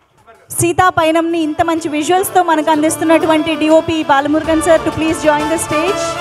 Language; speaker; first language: Telugu; native; Telugu